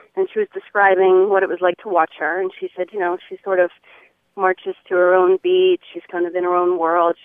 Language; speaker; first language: English; native; English